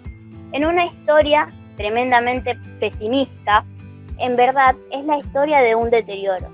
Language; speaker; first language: Spanish; native; Spanish